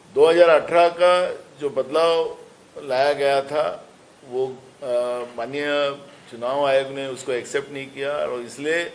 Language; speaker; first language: Hindi; non-native, local second language; Marathi